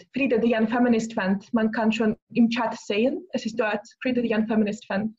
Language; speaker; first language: German; non-native, fluent; Russian